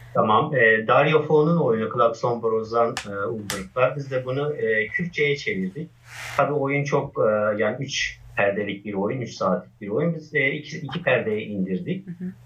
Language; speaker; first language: Turkish; non-native, local second language; Kurdish